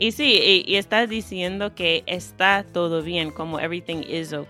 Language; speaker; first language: Spanish; non-native, fluent; English